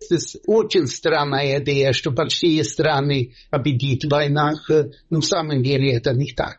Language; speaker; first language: Russian; non-native, fluent; Swedish